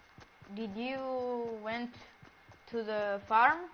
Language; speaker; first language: English; non-native, learner; Greek